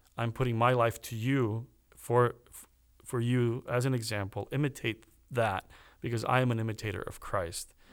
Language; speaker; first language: English; early bilingual, other home language; Romanian